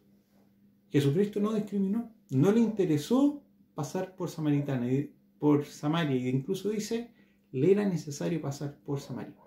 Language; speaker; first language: Spanish; native; Spanish